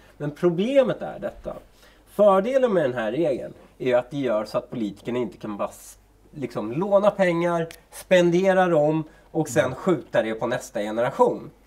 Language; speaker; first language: Swedish; early bilingual, other home language; Persian